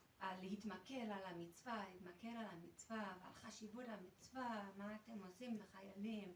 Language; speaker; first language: Hebrew; non-native, fluent; English